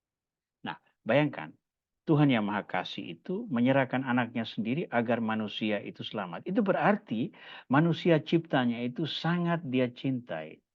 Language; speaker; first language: Indonesian; native; Indonesian